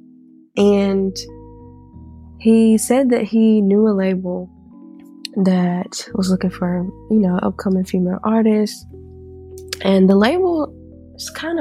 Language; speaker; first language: English; native; English